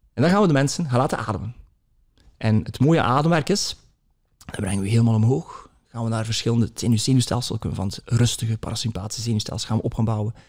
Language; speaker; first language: Dutch; native; Dutch